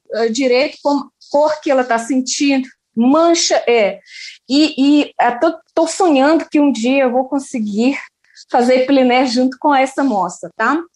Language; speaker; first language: Portuguese; non-native, fluent; Russian